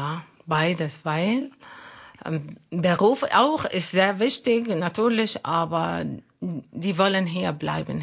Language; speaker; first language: German; non-native, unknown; Arabic